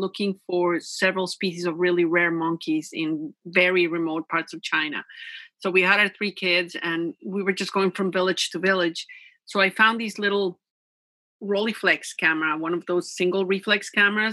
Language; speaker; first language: English; non-native, fluent; Spanish